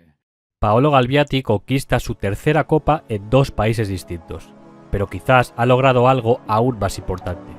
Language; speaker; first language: Spanish; native; Spanish